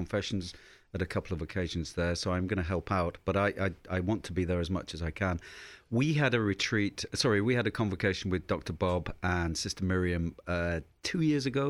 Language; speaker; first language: English; native; English